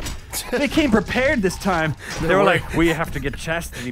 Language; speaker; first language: English; native; English